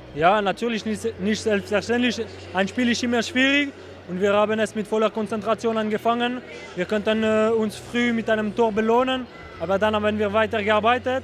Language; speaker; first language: German; non-native, local second language; French